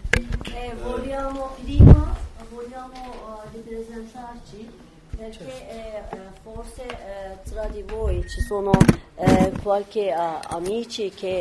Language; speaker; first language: Italian; non-native, learner; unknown